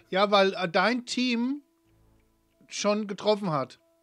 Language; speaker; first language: German; native; German